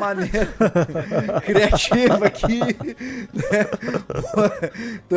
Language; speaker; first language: Portuguese; native; Portuguese